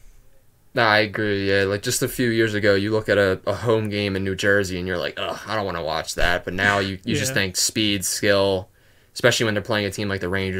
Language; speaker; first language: English; native; English